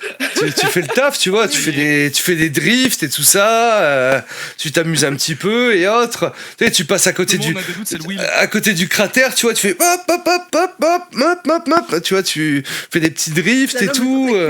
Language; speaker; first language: French; native; French